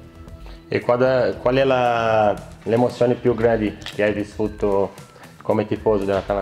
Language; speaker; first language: Italian; non-native, fluent; Portuguese